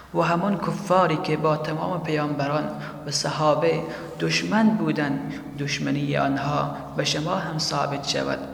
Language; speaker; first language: Persian; native; Persian